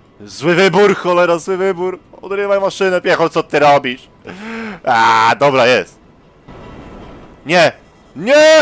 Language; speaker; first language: Polish; native; Polish